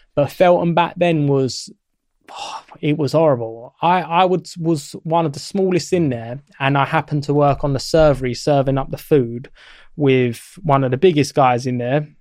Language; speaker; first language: English; native; English